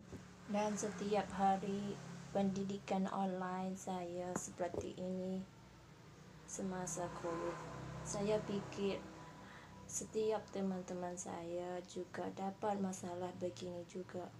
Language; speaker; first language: Indonesian; non-native, learner; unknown